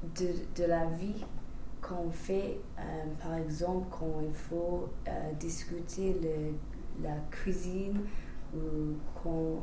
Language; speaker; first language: French; non-native, fluent; English